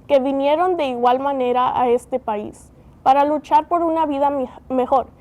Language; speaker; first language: Spanish; early bilingual, heritage; Spanish